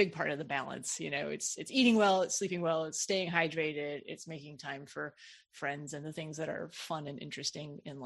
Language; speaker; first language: English; native; English